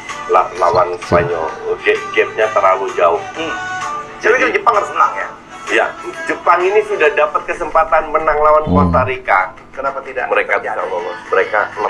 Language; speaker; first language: Indonesian; native; Indonesian